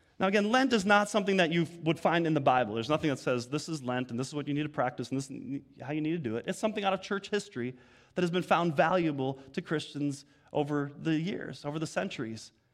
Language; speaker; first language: English; native; English